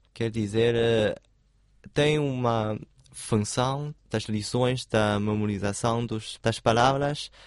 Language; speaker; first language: Portuguese; non-native, fluent; Chinese